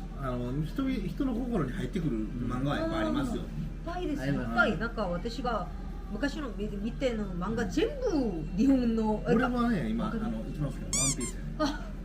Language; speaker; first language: Japanese; non-native, learner; Korean